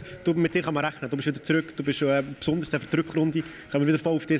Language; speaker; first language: German; native; German